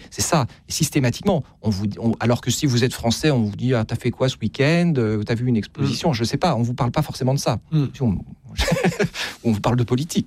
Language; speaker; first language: French; native; French